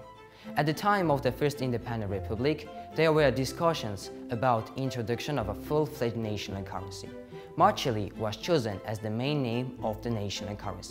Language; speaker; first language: English; non-native, learner; Georgian